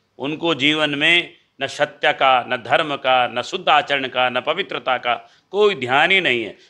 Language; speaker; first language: Hindi; native; Hindi